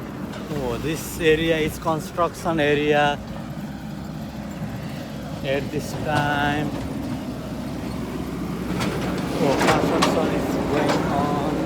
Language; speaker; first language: English; non-native, learner; Nepali